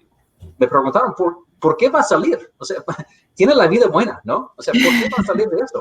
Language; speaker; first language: Spanish; non-native, fluent; English